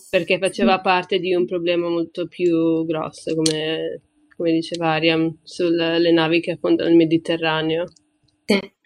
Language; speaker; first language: Italian; early bilingual, other home language; Tigrinya